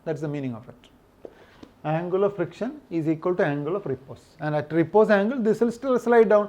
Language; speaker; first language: English; non-native, local second language; Malayalam